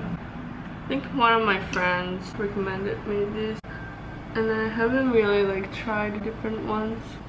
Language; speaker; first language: English; non-native, fluent; Japanese